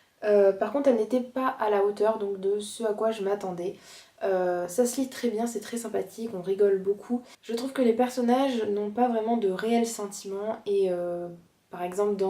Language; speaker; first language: French; native; French